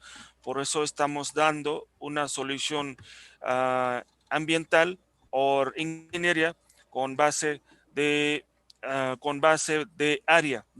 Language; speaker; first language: Spanish; non-native, fluent; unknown